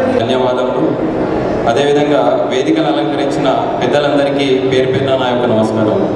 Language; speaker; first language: Telugu; native; Telugu